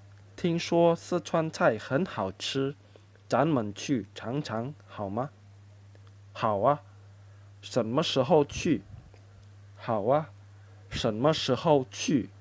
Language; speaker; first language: Chinese; non-native, fluent; Indonesian